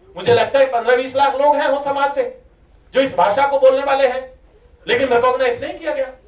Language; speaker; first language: Hindi; non-native, local second language; Rajasthani